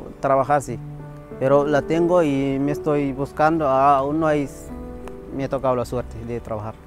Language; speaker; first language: Spanish; non-native, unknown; Wolof